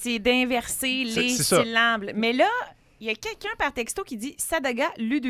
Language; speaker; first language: French; native; French